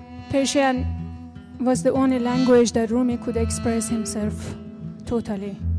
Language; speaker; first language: English; non-native, fluent; Persian